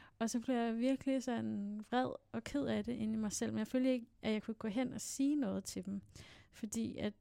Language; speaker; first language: Danish; native; Danish